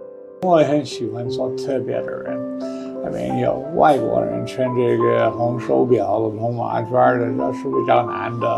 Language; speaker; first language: Chinese; non-native, fluent; English